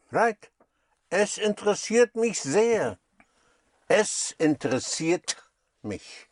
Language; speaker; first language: German; non-native, fluent; English